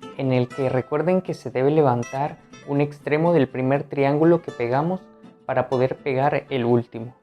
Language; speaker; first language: Spanish; native; Spanish